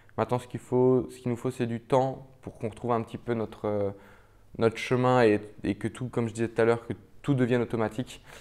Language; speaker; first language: French; native; French